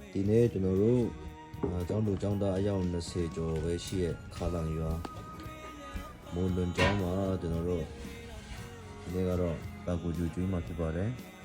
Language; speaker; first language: Burmese; non-native, local second language; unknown